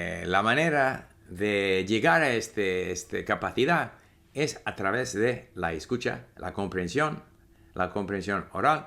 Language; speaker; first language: Spanish; non-native, fluent; English